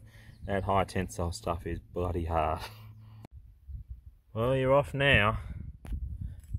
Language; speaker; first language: English; native; English